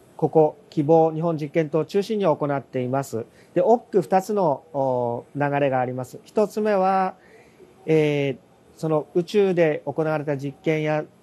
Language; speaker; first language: Japanese; native; Japanese